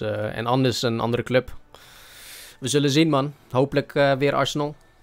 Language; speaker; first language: Dutch; early bilingual, other home language; Indonesian